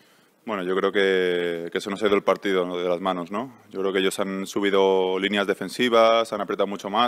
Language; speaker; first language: Spanish; native; Spanish